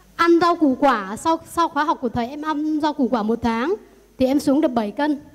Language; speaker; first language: Vietnamese; non-native, local second language; Iu Mien